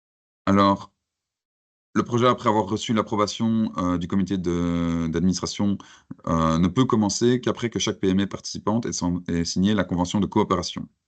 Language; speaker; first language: French; native; French